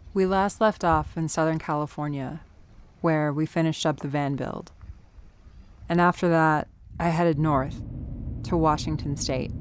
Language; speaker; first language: English; native; English